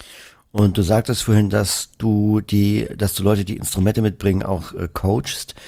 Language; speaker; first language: German; native; German